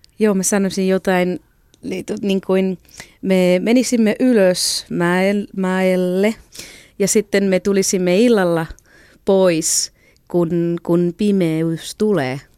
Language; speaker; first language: Finnish; non-native, fluent; Catalan